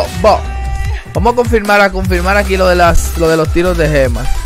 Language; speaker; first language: Spanish; native; Spanish